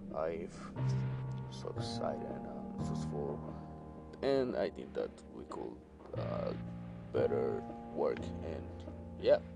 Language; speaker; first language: English; non-native, learner; Spanish